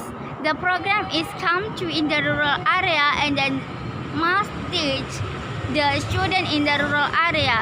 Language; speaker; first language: English; non-native, learner; Indonesian